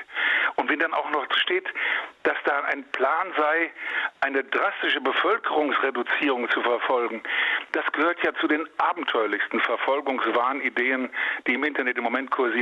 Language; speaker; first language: German; native; German